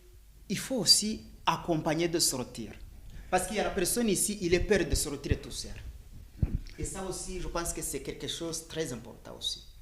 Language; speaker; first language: French; non-native, learner; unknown